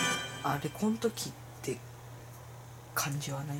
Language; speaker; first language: Japanese; native; Japanese